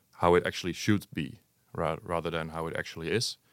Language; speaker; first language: English; non-native, fluent; Dutch